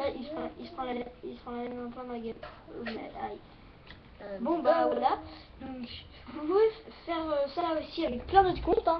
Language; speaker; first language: French; native; French